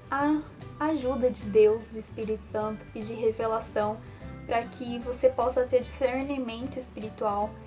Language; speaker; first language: Portuguese; native; Portuguese